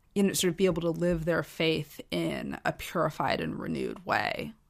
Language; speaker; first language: English; native; English